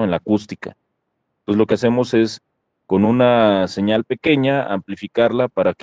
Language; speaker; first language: Spanish; native; Spanish